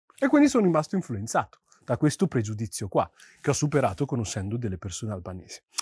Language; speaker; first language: Italian; early bilingual, other home language; Yoruba